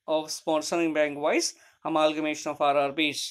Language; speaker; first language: English; non-native, local second language; Malayalam